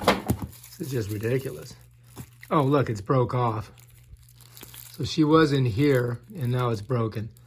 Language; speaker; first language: English; native; English